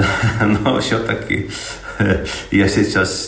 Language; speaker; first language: Russian; non-native, local second language; Estonian